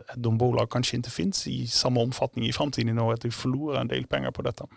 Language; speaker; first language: Swedish; non-native, fluent; Dutch